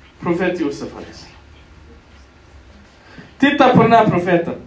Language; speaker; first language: Swedish; non-native, local second language; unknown